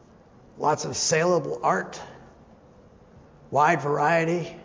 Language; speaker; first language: English; native; English